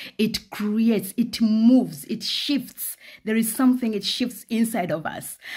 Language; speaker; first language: English; non-native, local second language; Ganda